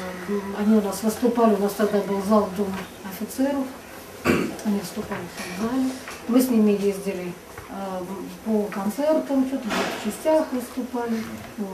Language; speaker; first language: Russian; native; Russian